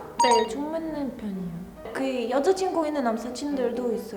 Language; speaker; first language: Korean; non-native, fluent; Russian